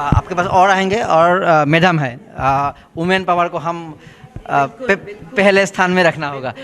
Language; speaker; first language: Hindi; non-native, local second language; Assamese